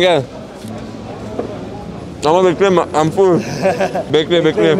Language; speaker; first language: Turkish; non-native, learner; French